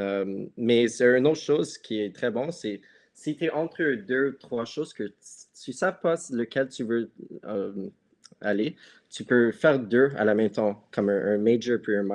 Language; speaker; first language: French; non-native, local second language; English